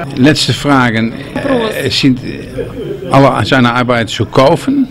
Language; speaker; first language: German; non-native, learner; Dutch